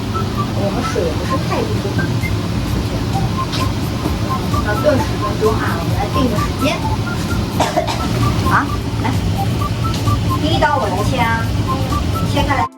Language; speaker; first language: Chinese; native; Chinese